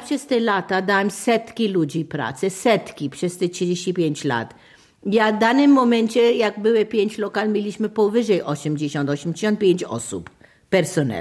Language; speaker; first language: Polish; non-native, fluent; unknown